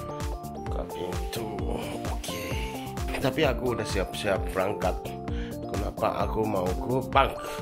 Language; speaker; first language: Indonesian; non-native, fluent; Japanese